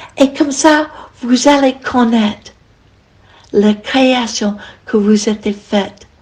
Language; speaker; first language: French; non-native, fluent; English